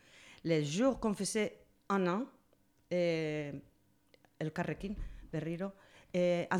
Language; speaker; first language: French; non-native, learner; Spanish